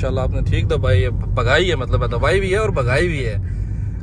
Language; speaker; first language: Hindi; native; Hindi